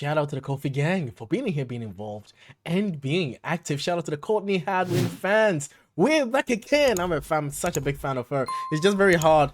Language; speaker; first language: English; native; English